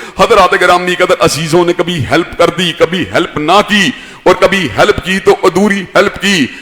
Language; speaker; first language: Urdu; non-native, local second language; Punjabi